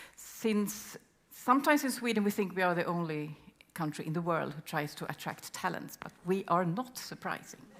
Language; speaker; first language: English; non-native, fluent; Swedish